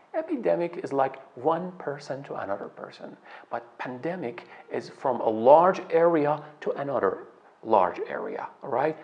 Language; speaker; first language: English; non-native, fluent; Persian